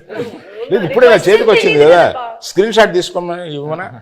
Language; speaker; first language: Telugu; native; Telugu